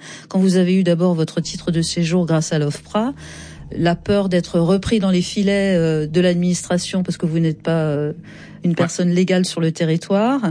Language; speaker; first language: French; native; French